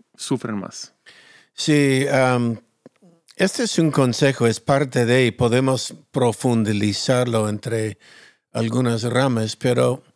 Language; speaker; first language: Spanish; non-native, fluent; English